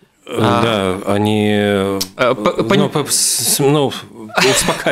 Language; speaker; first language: Russian; native; Russian